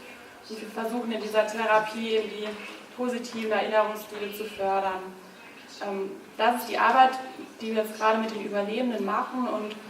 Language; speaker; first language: German; native; German